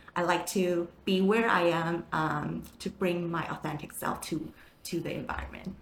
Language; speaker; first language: English; non-native, fluent; Chinese